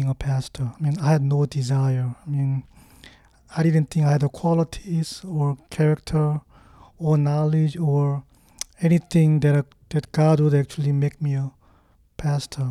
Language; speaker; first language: English; non-native, fluent; Korean